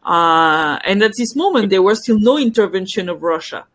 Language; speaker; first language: English; non-native, fluent; French